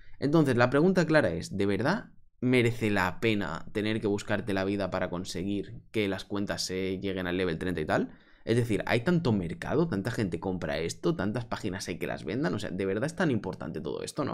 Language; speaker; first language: Spanish; native; Spanish